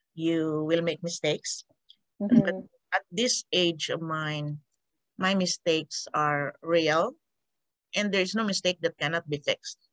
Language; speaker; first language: English; non-native, local second language; Hiligaynon